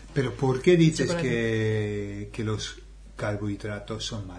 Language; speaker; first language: Spanish; non-native, fluent; English